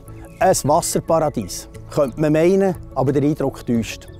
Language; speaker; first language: German; native; German